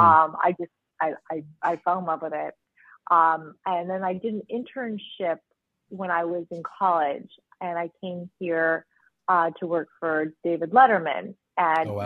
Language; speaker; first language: English; early bilingual, other home language; Spanish